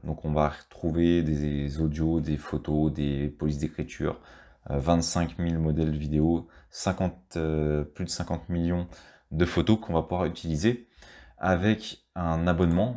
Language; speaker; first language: French; native; French